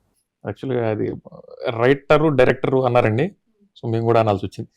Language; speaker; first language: Telugu; native; Telugu